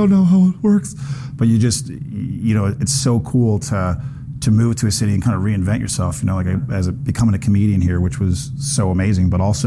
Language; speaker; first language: English; native; English